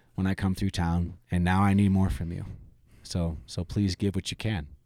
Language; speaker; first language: English; native; English